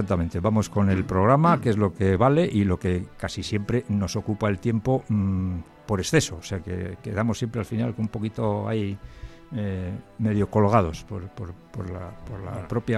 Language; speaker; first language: Spanish; native; Spanish